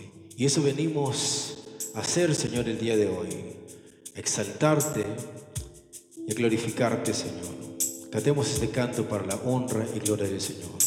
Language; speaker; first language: Spanish; native; Spanish